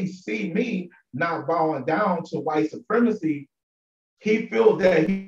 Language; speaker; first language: English; native; English